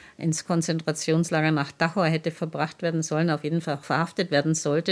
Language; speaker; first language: German; native; German